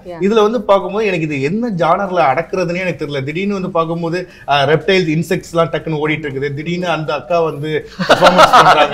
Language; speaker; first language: Tamil; native; Tamil